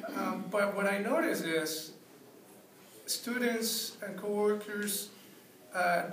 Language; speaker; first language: English; non-native, fluent; Spanish